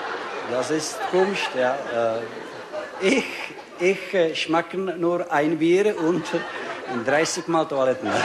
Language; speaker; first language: German; non-native, learner; Czech